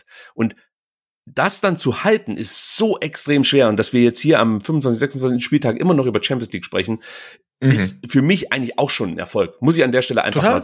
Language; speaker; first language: German; native; German